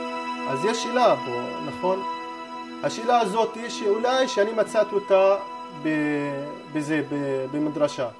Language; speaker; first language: Hebrew; non-native, local second language; Arabic